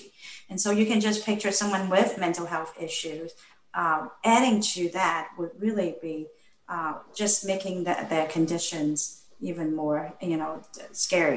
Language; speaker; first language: English; non-native, local second language; Cantonese